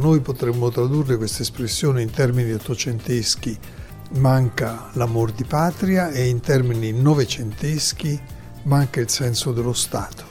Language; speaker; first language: Italian; native; Italian